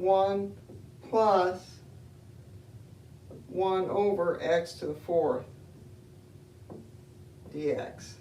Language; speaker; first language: English; native; English